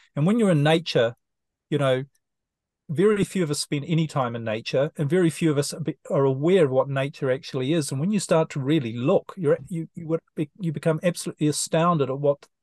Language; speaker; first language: English; native; English